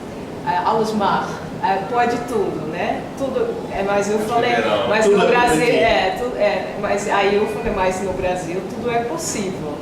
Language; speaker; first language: Portuguese; non-native, fluent; Dutch